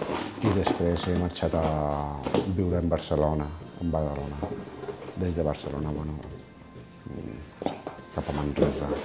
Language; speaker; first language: Catalan; non-native, fluent; Bangla